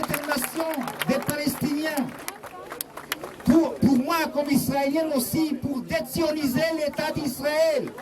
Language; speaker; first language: French; non-native, fluent; Hebrew